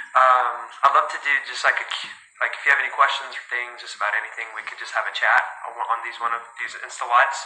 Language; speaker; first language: English; early bilingual, other home language; Spanish